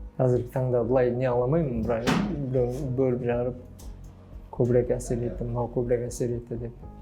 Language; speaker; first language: Kazakh; non-native, local second language; Uzbek